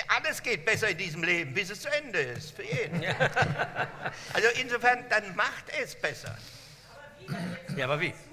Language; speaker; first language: German; non-native, fluent; French